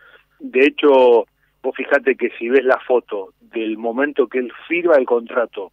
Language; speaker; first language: Spanish; native; Spanish